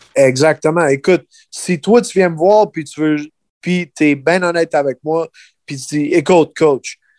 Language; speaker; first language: French; early bilingual, heritage; French